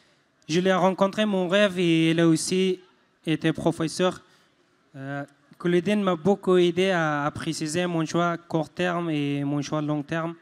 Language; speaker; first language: French; non-native, fluent; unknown